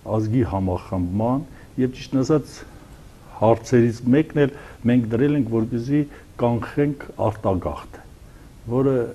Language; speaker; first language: Armenian; non-native, local second language; Kurdish